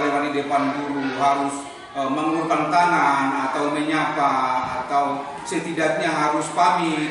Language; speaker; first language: Indonesian; native; Indonesian